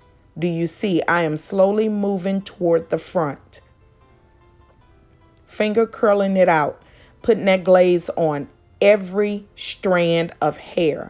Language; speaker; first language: English; native; English